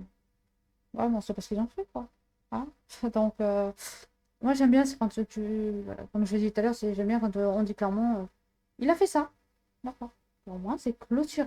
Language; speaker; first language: French; native; French